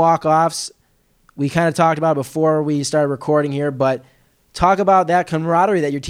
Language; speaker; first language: English; native; English